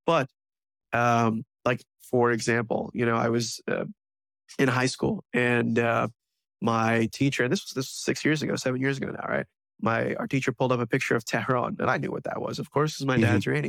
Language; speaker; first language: English; native; English